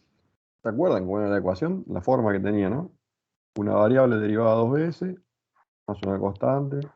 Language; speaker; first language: Spanish; native; Spanish